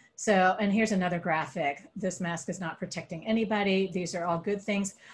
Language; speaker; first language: English; native; English